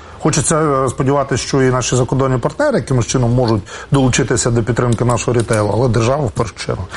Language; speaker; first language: Ukrainian; native; Ukrainian